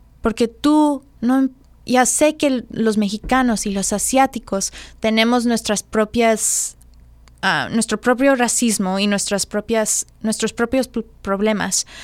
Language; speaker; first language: Spanish; early bilingual, heritage; Spanish